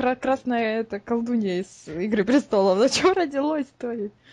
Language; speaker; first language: Russian; native; Russian